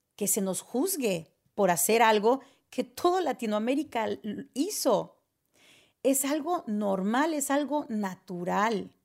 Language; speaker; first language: Spanish; early bilingual, heritage; Spanish